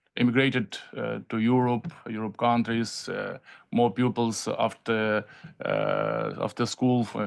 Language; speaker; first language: English; non-native, learner; Ukrainian